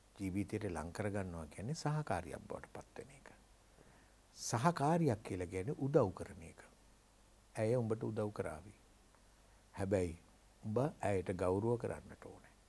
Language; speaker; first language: Sinhala; native; Sinhala